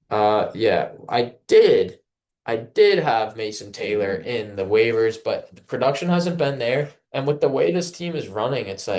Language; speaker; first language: English; native; English